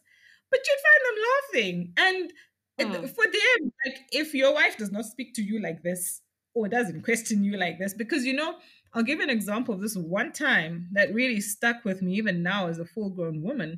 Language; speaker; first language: English; non-native, local second language; Shona